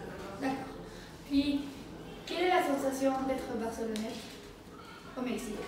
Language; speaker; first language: French; non-native, fluent; Spanish